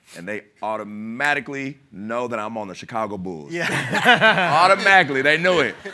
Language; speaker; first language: English; native; English